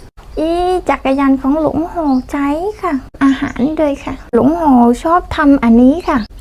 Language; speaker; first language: Thai; non-native, learner; Vietnamese